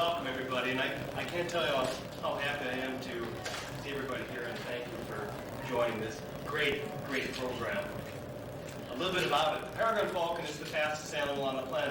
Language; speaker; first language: English; native; English